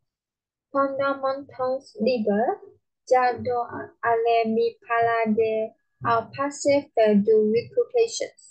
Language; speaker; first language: French; non-native, learner; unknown